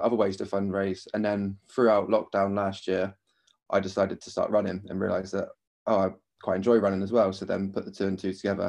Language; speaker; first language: English; native; English